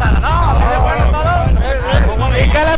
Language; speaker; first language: Spanish; native; Spanish